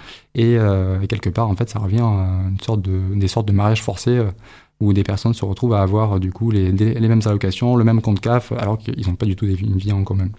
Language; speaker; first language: French; native; French